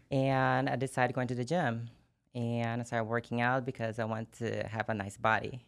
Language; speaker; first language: English; non-native, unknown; Portuguese